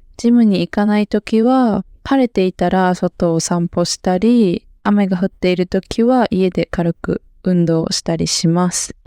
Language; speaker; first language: Japanese; native; Japanese